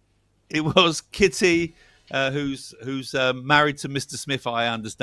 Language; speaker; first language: English; native; English